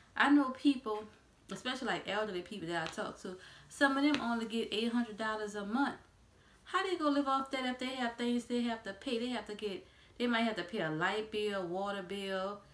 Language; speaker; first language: English; native; English